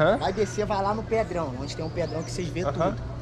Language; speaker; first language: Portuguese; native; Portuguese